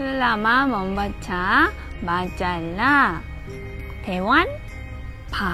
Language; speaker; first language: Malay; non-native, learner; Korean